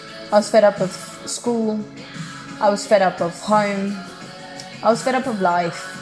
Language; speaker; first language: English; native; English